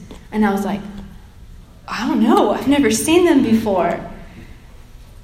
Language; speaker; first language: English; native; English